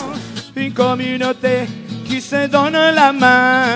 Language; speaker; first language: French; non-native, learner; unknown